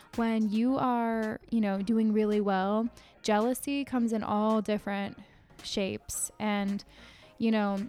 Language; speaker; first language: English; native; English